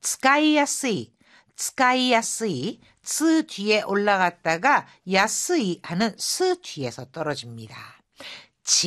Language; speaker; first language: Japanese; non-native, fluent; Korean